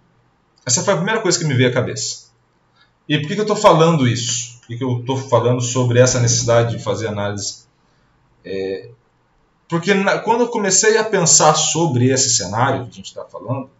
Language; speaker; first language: Portuguese; native; Portuguese